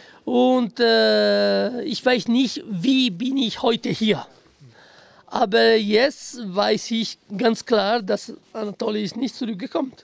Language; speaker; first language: German; non-native, fluent; Italian